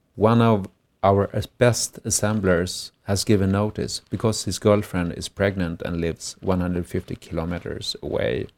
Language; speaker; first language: English; non-native, fluent; Swedish